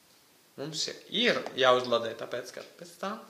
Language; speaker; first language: Latvian; non-native, fluent; Italian